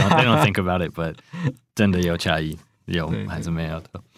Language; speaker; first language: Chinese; non-native, fluent; English